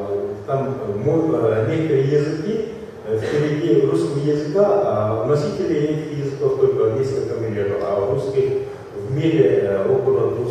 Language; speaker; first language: Russian; non-native, local second language; Kyrgyz